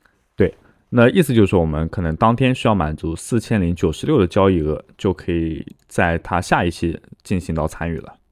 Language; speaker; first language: Chinese; native; Chinese